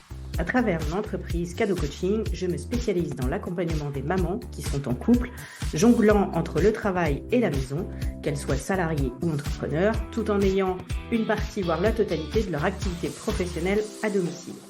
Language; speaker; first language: French; native; French